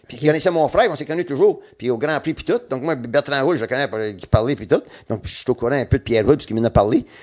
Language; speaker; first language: French; non-native, local second language; English